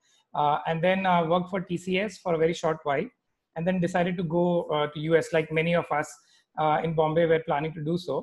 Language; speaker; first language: English; non-native, local second language; Hindi